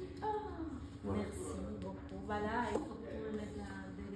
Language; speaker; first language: French; non-native, fluent; Spanish